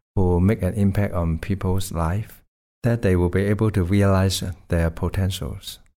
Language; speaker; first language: English; non-native, local second language; Cantonese